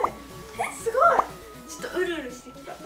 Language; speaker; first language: Japanese; native; Japanese